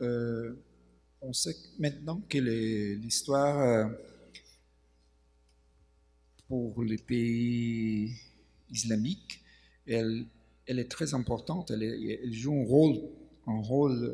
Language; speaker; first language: French; non-native, fluent; Portuguese